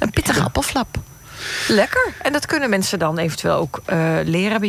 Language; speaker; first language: Dutch; native; Dutch